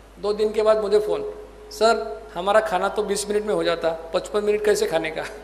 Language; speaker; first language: Hindi; non-native, local second language; Marathi